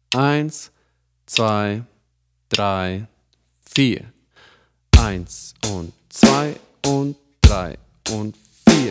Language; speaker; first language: German; native; German